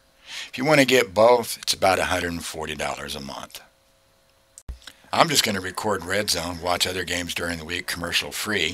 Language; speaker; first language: English; native; English